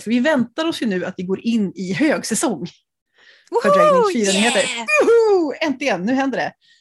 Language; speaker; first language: Swedish; native; Swedish